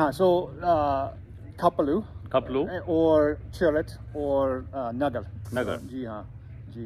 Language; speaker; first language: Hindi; non-native, learner; English